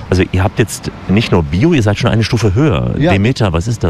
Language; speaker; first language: German; native; German